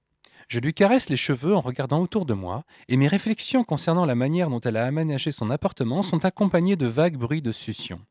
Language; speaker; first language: French; native; French